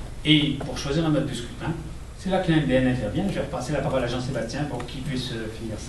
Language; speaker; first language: French; native; French